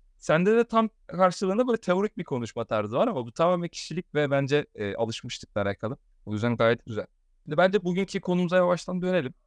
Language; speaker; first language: Turkish; native; Turkish